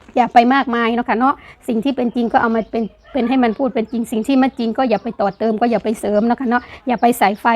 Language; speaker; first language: Thai; non-native, local second language; Northeastern Thai